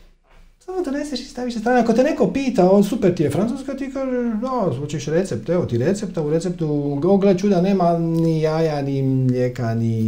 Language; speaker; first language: Croatian; native; Croatian